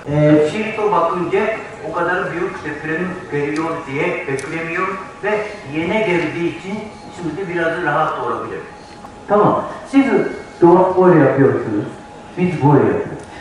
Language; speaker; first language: Turkish; non-native, learner; Japanese